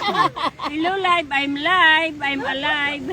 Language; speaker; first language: English; non-native, learner; Filipino